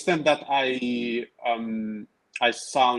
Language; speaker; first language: English; non-native, fluent; Tigrinya